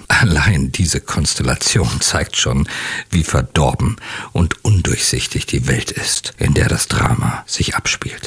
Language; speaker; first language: German; native; German